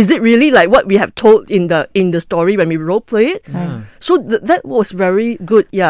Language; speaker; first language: English; non-native, local second language; Cantonese